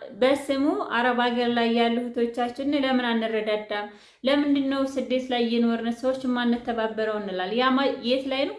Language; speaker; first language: Amharic; native; Amharic